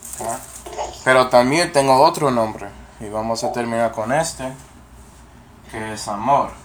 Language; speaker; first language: Spanish; non-native, fluent; English